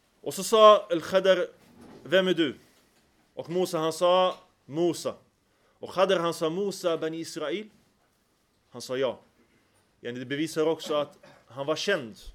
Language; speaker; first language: Swedish; early bilingual, other home language; Arabic